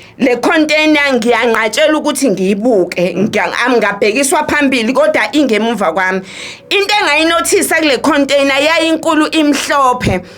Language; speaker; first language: Zulu; native; Zulu